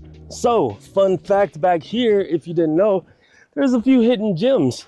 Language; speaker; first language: English; native; English